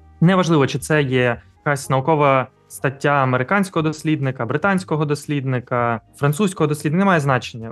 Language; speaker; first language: Ukrainian; native; Ukrainian